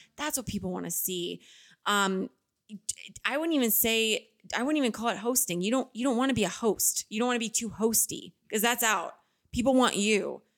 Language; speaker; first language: English; native; English